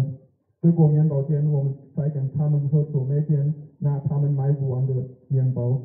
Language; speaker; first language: Chinese; non-native, learner; German